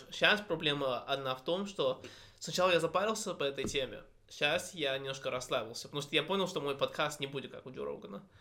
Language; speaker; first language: Russian; early bilingual, heritage; Russian